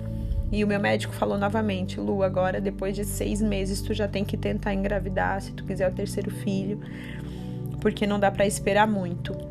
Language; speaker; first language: Portuguese; native; Portuguese